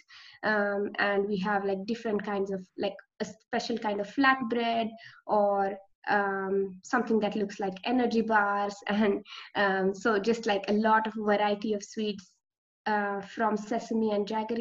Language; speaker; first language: English; non-native, local second language; Marathi